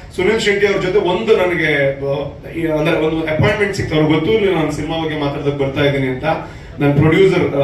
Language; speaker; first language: Kannada; non-native, local second language; Tulu